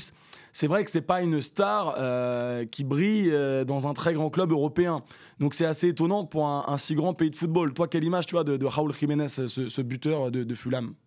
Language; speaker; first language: French; native; French